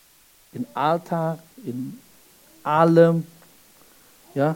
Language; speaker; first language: German; non-native, fluent; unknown